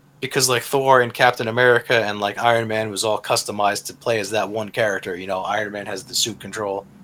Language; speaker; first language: English; native; English